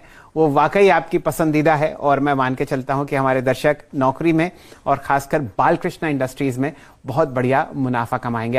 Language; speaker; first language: Hindi; native; Hindi